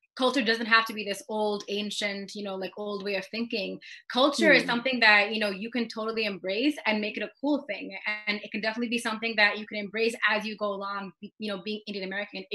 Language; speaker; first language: English; native; English